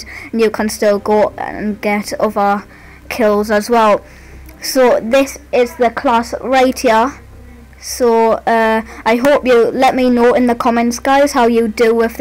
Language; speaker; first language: English; native; English